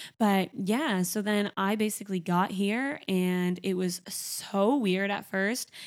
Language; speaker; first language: English; native; English